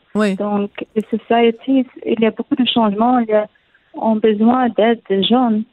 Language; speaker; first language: French; non-native, learner; Arabic